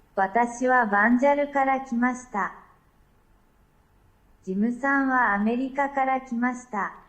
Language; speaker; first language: Japanese; non-native, learner; Indonesian